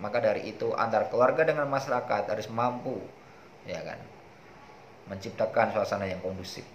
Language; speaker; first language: Indonesian; native; Indonesian